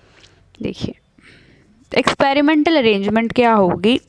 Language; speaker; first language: Hindi; native; Hindi